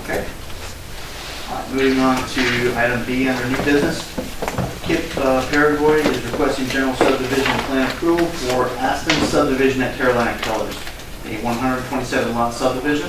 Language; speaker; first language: English; native; English